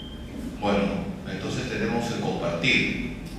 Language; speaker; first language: Spanish; native; Spanish